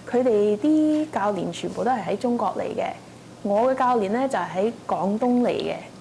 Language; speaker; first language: Cantonese; early bilingual, heritage; Cantonese